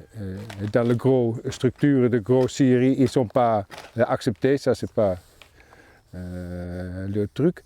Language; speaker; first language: French; non-native, fluent; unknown